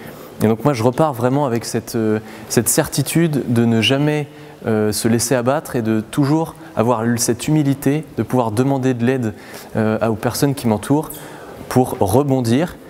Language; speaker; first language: French; native; French